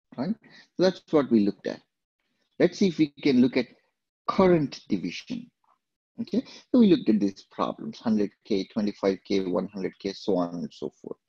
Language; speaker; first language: English; non-native, local second language; Telugu